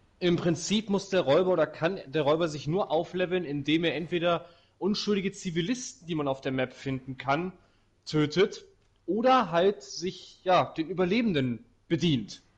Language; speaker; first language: German; native; German